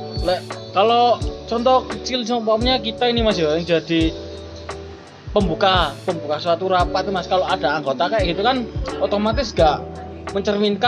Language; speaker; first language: Indonesian; native; Indonesian